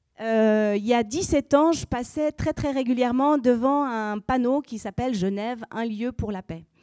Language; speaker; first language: French; native; French